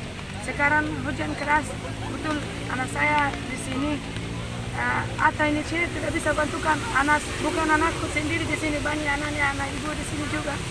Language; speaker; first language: Indonesian; non-native, learner; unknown